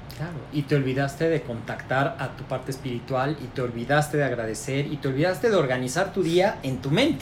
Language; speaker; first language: Spanish; native; Spanish